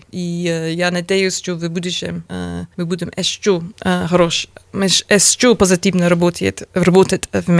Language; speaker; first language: Russian; non-native, learner; English